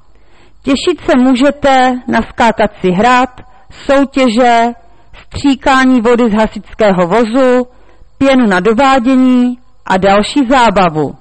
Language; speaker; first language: Czech; native; Czech